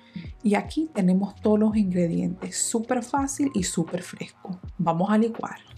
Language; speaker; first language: Spanish; non-native, fluent; English